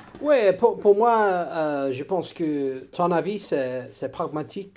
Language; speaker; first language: French; non-native, learner; English